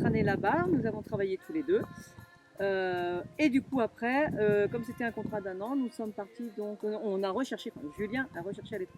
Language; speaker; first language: French; native; French